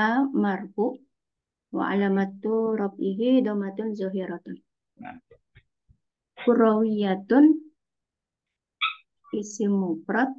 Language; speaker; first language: Arabic; non-native, learner; Indonesian